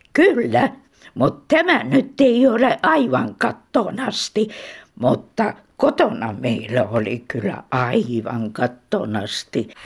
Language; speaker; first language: Finnish; native; Finnish